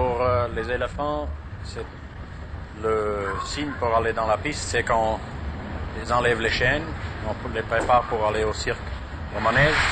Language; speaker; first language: French; non-native, fluent; German